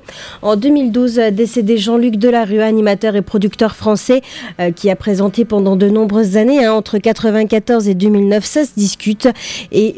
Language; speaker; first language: French; native; French